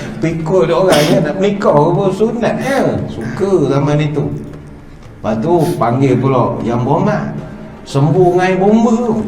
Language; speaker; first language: Malay; native; Malay